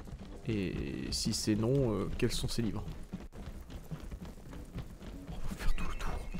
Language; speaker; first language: French; native; French